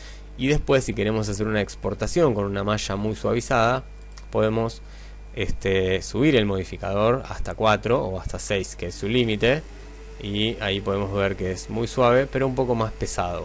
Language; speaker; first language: Spanish; native; Spanish